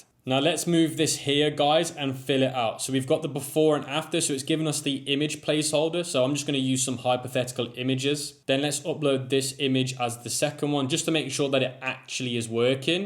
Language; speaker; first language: English; native; English